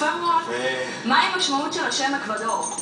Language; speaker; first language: Hebrew; native; Hebrew